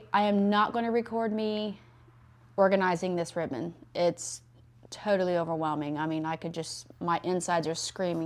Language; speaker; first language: English; native; English